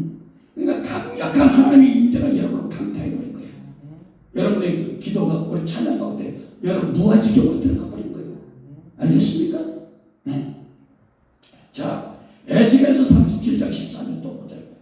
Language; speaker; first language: Korean; native; Korean